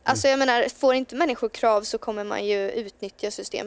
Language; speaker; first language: Swedish; native; Swedish